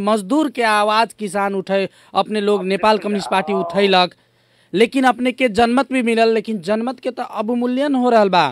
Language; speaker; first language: Bhojpuri; native; Bhojpuri